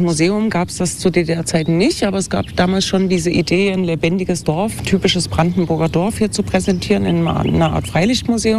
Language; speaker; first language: German; native; German